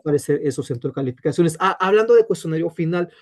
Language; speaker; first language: Spanish; native; Spanish